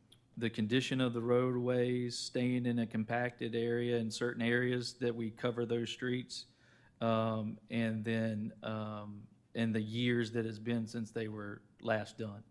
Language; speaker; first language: English; native; English